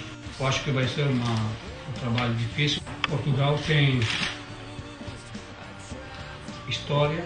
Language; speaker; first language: Portuguese; non-native, fluent; Italian